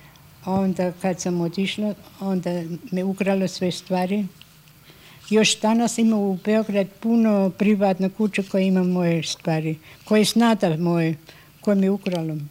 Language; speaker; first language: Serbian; non-native, learner; German